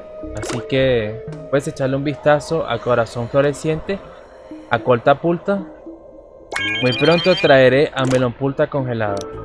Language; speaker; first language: Spanish; native; Spanish